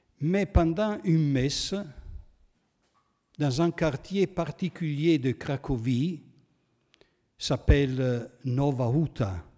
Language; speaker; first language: French; non-native, fluent; Italian